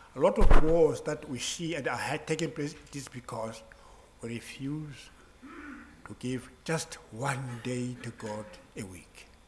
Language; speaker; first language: English; non-native, local second language; Southern Sotho